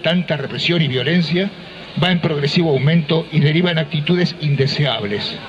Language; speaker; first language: Spanish; native; Spanish